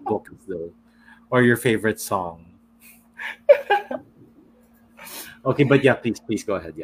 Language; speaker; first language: English; non-native, local second language; Filipino